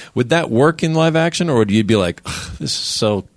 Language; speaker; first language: English; native; English